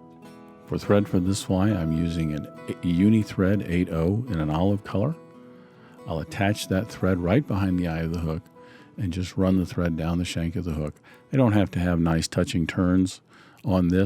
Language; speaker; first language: English; native; English